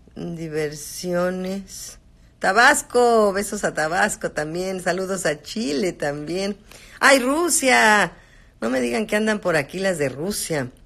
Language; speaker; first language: Spanish; native; Spanish